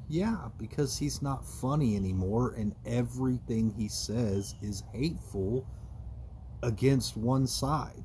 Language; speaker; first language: English; native; English